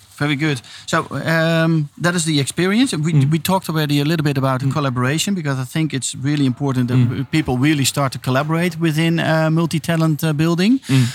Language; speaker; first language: English; non-native, fluent; Dutch